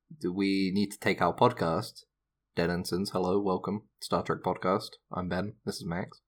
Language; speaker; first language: English; native; English